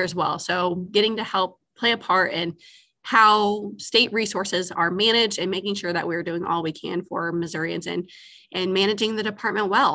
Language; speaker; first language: English; native; English